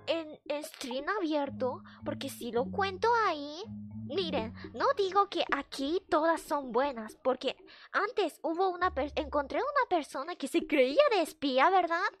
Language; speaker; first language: Spanish; non-native, fluent; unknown